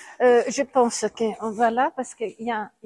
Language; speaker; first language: French; non-native, fluent; Italian